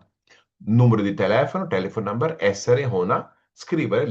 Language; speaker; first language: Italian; non-native, fluent; Hindi